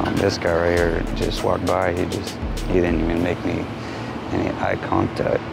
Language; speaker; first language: English; early bilingual, other home language; Spanish